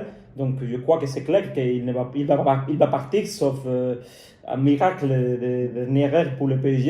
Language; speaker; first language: French; non-native, fluent; Spanish